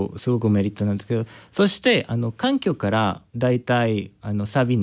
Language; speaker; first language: Japanese; non-native, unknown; Spanish